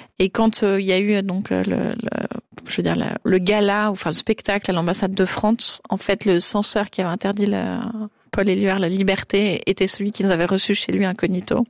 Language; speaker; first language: French; native; French